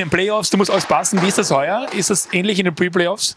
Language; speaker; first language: German; native; German